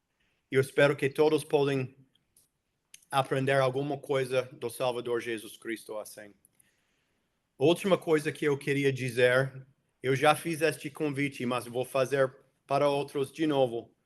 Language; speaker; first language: Portuguese; non-native, fluent; English